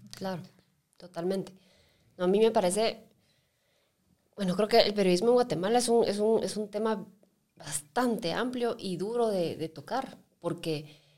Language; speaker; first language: Spanish; native; Spanish